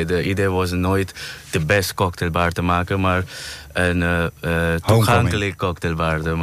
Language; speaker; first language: Dutch; non-native, fluent; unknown